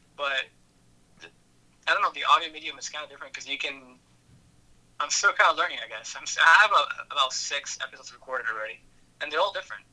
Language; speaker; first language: English; early bilingual, other home language; Spanish